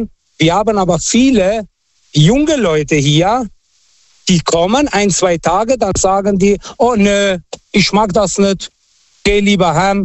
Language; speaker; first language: German; non-native, fluent; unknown